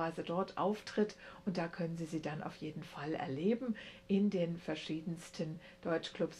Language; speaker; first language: German; native; German